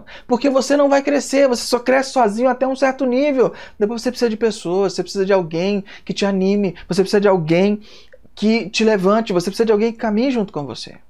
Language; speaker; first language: Portuguese; native; Portuguese